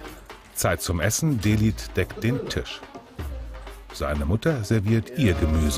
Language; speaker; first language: German; native; German